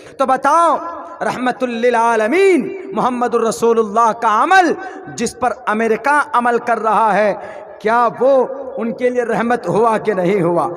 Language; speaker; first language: Urdu; native; Urdu